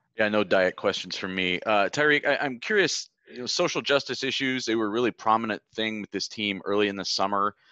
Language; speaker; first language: English; native; English